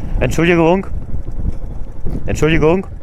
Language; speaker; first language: German; non-native, learner; Polish